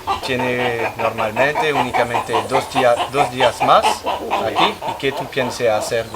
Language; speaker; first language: Spanish; non-native, learner; French